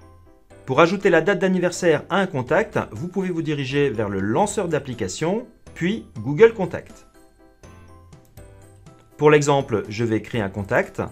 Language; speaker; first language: French; native; French